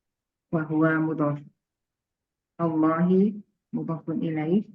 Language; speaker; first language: Arabic; non-native, learner; Indonesian